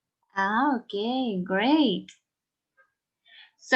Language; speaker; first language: English; non-native, learner; Spanish